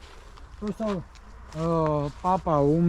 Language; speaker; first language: Russian; non-native, learner; Georgian